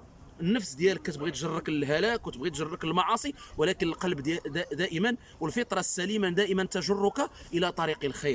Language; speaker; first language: Arabic; native; Arabic